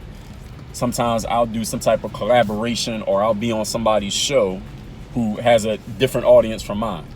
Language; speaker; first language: English; native; English